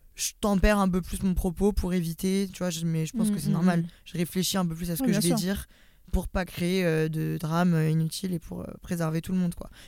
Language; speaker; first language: French; native; French